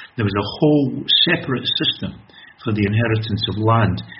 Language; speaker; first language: English; native; English